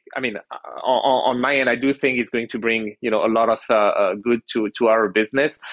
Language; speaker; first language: English; early bilingual, other home language; French